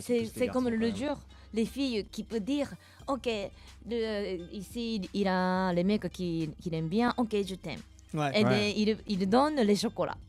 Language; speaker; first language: French; non-native, fluent; Japanese